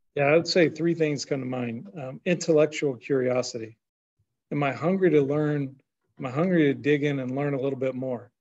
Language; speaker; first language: English; native; English